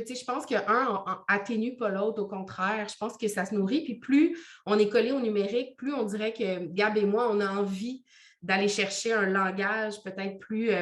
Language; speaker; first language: French; native; French